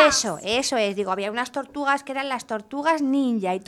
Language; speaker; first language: Spanish; native; Spanish